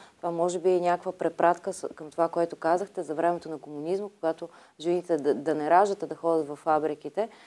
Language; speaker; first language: Bulgarian; native; Bulgarian